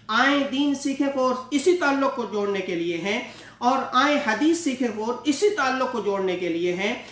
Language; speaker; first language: Urdu; non-native, local second language; Punjabi